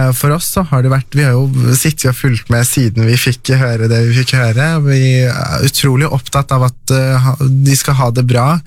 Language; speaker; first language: Norwegian; early bilingual, other home language; Persian